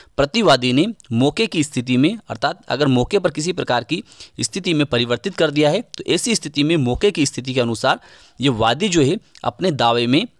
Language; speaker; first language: Hindi; native; Hindi